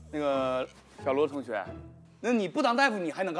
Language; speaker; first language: Chinese; native; Chinese